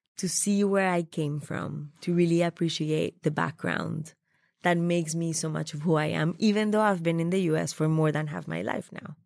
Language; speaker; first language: English; non-native, fluent; Spanish